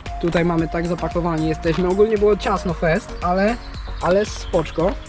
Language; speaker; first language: Polish; native; Polish